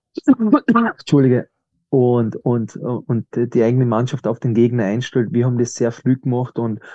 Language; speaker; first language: German; native; German